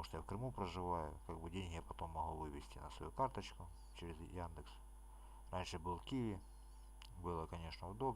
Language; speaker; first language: Russian; native; Russian